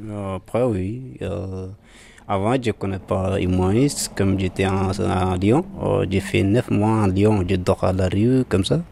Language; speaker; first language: French; non-native, learner; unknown